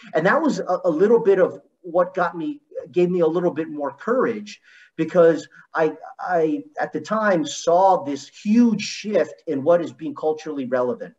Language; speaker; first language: English; native; English